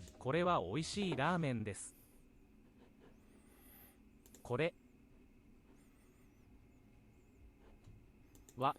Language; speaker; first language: Japanese; non-native, learner; English